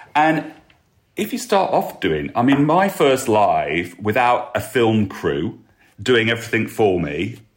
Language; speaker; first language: English; native; English